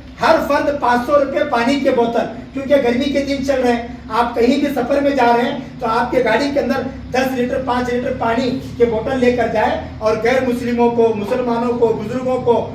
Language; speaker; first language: Hindi; non-native, local second language; Urdu